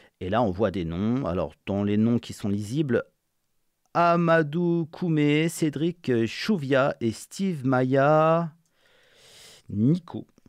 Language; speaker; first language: French; native; French